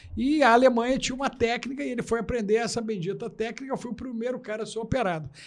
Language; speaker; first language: Portuguese; native; Portuguese